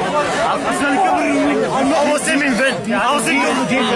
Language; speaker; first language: Norwegian; non-native, learner; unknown